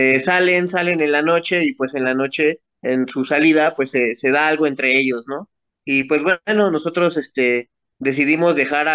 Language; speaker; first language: Spanish; native; Spanish